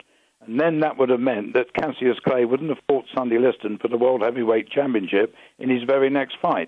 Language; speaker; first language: English; native; English